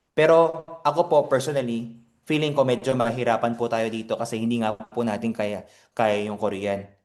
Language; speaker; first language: Filipino; non-native, fluent; Korean